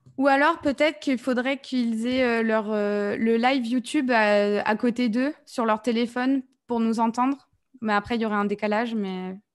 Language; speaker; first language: French; native; French